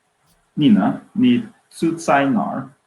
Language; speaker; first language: Chinese; non-native, learner; Swedish